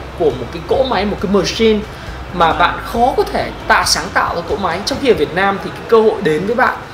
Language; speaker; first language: Vietnamese; native; Vietnamese